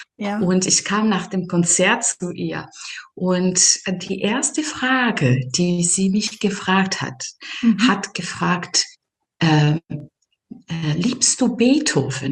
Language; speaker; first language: German; non-native, fluent; Serbian